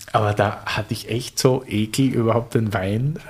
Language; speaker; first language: German; native; German